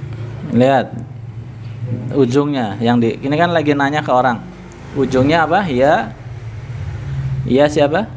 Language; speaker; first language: Indonesian; native; Indonesian